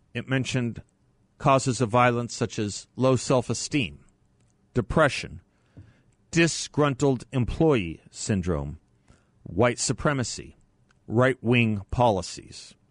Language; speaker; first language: English; native; English